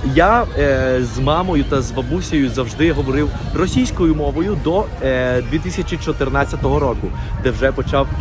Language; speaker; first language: Ukrainian; non-native, fluent; Spanish